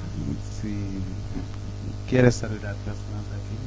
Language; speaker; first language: Spanish; non-native, learner; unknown